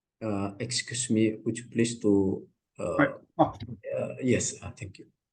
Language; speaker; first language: English; non-native, learner; Indonesian